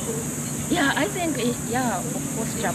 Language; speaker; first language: English; non-native, learner; Japanese